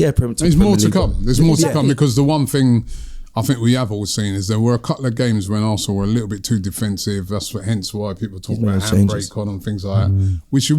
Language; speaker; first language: English; native; English